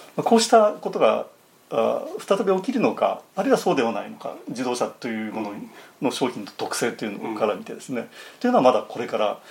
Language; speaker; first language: Japanese; native; Japanese